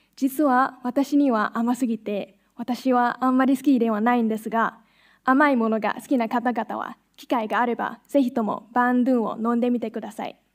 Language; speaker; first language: Japanese; non-native, fluent; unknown